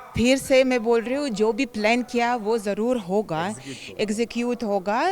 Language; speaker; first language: Hindi; non-native, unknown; Russian